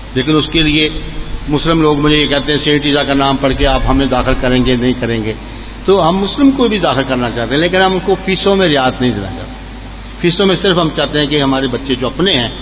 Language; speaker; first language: Urdu; native; Urdu